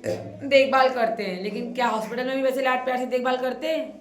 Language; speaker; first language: Hindi; non-native, local second language; Marathi